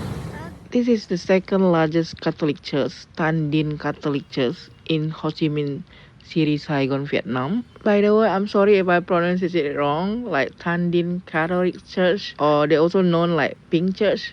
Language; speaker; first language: English; non-native, learner; Indonesian